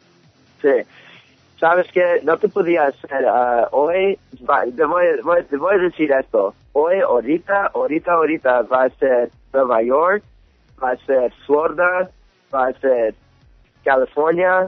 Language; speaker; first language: Spanish; early bilingual, heritage; English